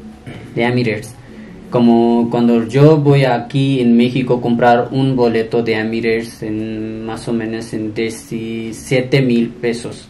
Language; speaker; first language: Spanish; non-native, learner; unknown